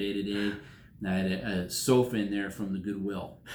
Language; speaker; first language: English; native; English